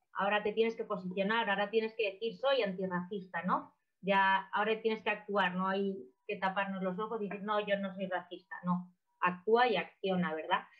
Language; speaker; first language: Spanish; native; Spanish